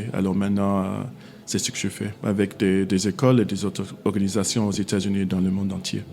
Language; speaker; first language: French; non-native, fluent; English